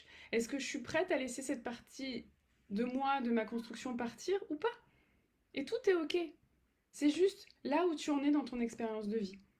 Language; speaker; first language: French; native; French